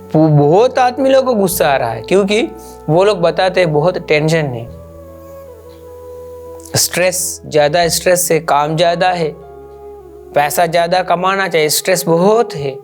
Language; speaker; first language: Hindi; non-native, local second language; Sinhala